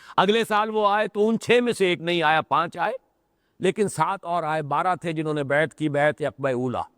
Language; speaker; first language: Urdu; native; Urdu